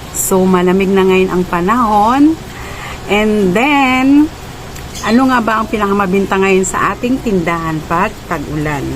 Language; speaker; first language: Filipino; non-native, local second language; Cebuano